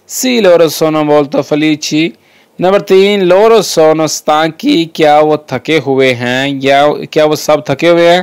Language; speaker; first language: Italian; non-native, learner; Urdu